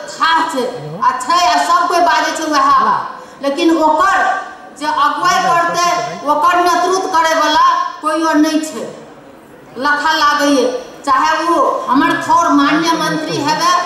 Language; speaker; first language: Maithili; non-native, local second language; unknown